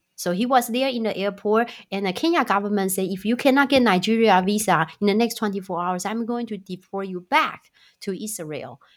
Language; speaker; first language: English; non-native, fluent; Chinese